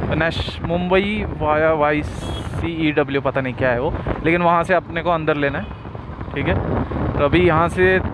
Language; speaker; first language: Hindi; non-native, local second language; Marathi